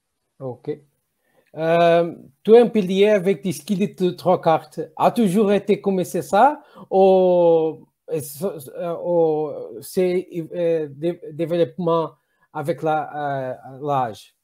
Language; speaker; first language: French; non-native, learner; Portuguese